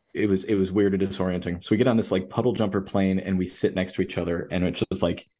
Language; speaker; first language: English; native; English